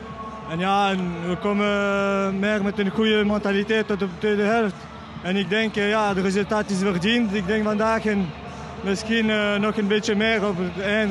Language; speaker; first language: Dutch; non-native, learner; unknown